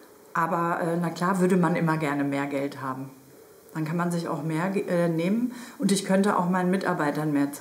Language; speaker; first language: German; native; German